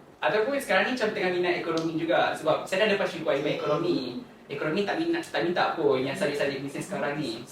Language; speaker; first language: Malay; native; Malay